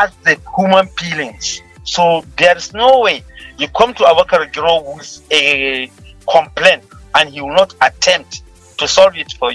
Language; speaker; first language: English; non-native, local second language; Hausa